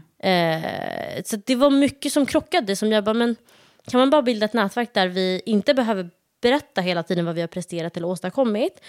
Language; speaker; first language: Swedish; early bilingual, other home language; Somali